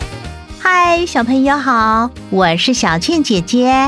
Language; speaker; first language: Chinese; native; Chinese